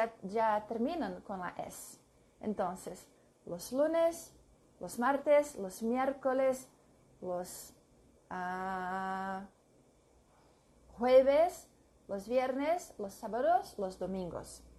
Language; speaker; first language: Spanish; non-native, learner; English